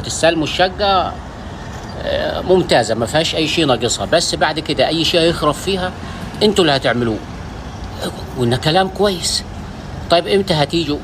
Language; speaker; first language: Arabic; native; Arabic